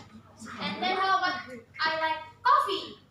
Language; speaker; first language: English; non-native, learner; Indonesian